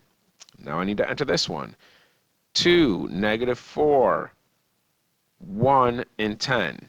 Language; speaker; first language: English; native; English